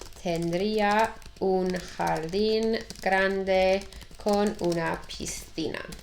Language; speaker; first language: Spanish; non-native, fluent; English